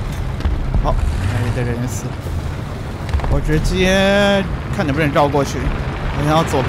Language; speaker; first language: Chinese; native; Chinese